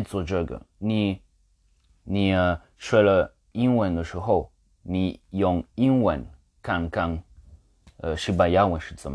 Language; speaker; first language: Chinese; non-native, learner; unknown